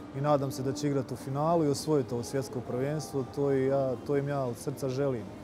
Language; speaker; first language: Serbian; native; Serbian